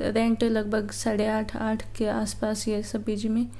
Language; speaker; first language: Hindi; native; Hindi